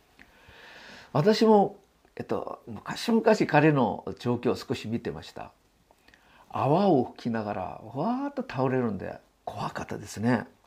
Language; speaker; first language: Japanese; non-native, fluent; Korean